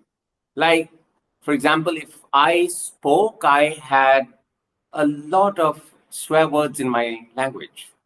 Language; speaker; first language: English; non-native, local second language; Punjabi